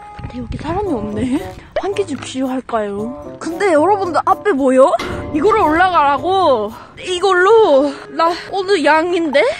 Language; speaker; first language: Korean; non-native, fluent; Japanese